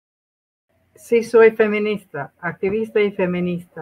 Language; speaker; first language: Spanish; non-native, fluent; English